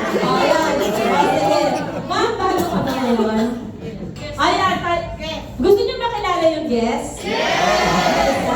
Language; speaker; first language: Filipino; native; Filipino